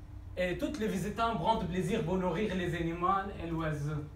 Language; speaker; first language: French; non-native, learner; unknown